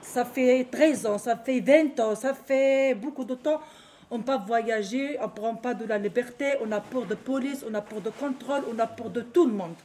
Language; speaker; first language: French; non-native, learner; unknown